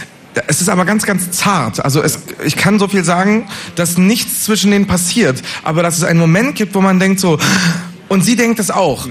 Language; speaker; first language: German; native; German